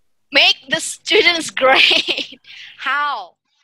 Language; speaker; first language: English; non-native, fluent; Indonesian